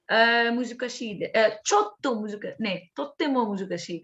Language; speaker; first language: Japanese; non-native, learner; Greek